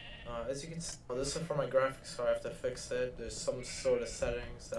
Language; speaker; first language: English; native; English